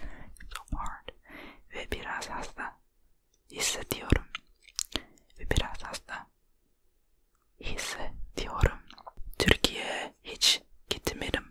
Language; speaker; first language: Turkish; non-native, learner; Finnish